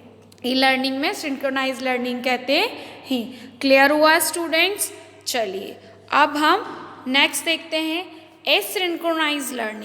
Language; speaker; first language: Hindi; native; Hindi